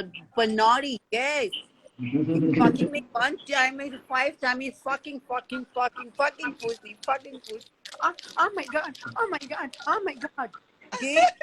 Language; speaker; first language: English; non-native, learner; Hindi